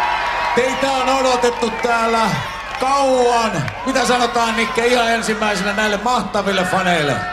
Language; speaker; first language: Finnish; native; Finnish